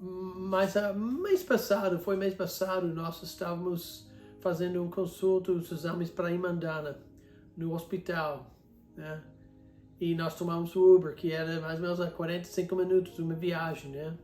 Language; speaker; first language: Portuguese; non-native, fluent; English